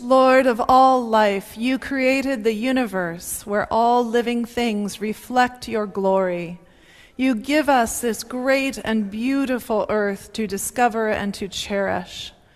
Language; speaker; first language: English; native; English